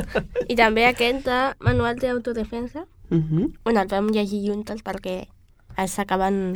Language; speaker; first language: Catalan; non-native, local second language; Spanish